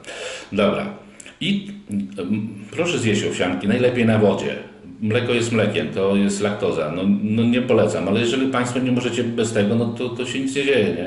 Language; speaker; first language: Polish; native; Polish